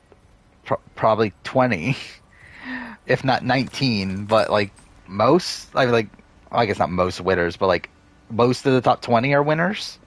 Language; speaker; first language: English; native; English